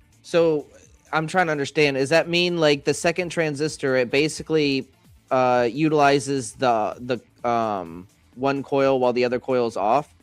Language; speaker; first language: English; native; English